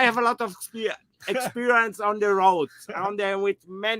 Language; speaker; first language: English; non-native, learner; German